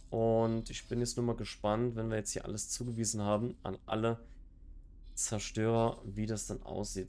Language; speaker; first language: German; native; German